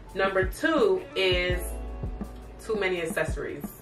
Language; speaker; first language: English; native; English